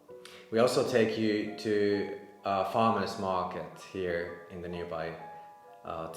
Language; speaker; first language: English; non-native, fluent; Finnish